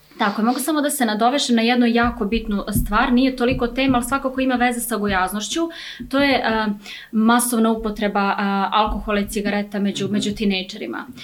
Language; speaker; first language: Serbian; native; Serbian